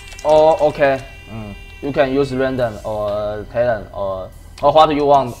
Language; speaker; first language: English; non-native, learner; Chinese